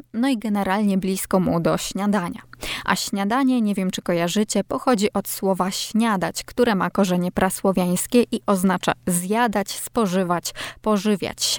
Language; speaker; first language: Polish; native; Polish